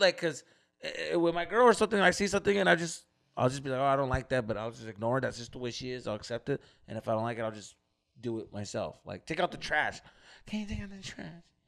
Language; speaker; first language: English; early bilingual, other home language; Spanish